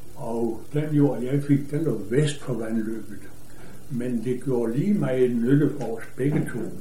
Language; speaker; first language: Danish; native; Danish